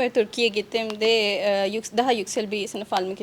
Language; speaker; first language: Turkish; non-native, learner; Urdu